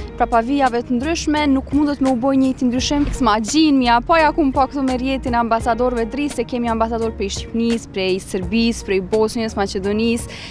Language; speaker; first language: Albanian; non-native, local second language; Bosnian